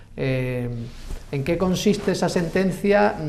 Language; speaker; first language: Spanish; native; Spanish